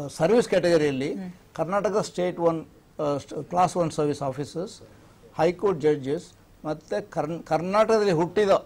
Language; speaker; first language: Kannada; non-native, local second language; Kodava